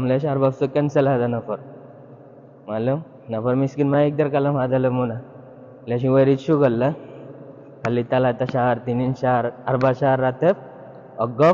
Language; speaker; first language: Arabic; non-native, learner; Bangla